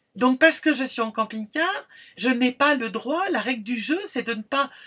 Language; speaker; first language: French; native; French